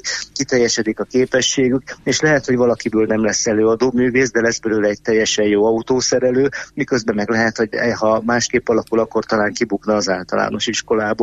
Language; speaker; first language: Hungarian; native; Hungarian